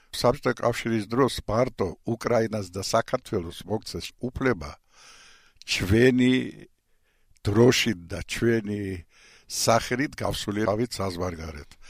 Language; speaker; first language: Georgian; non-native, local second language; Russian